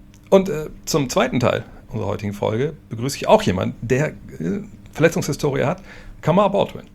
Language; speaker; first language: German; native; German